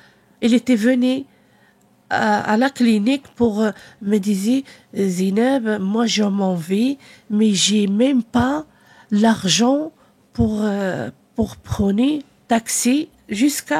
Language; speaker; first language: French; non-native, learner; Arabic